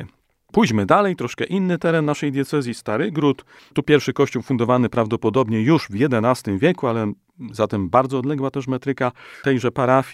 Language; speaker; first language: Polish; native; Polish